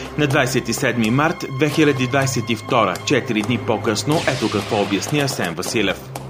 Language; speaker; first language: Bulgarian; native; Bulgarian